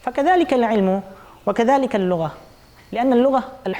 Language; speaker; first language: Arabic; non-native, fluent; Indonesian